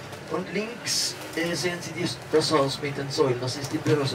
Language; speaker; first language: German; non-native, fluent; Norwegian